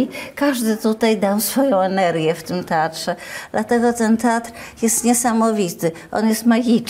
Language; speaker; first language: Polish; native; Polish